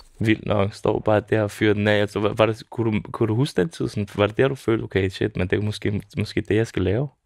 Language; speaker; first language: Danish; early bilingual, other home language; Serbian